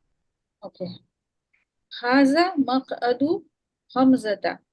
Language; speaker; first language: Arabic; non-native, learner; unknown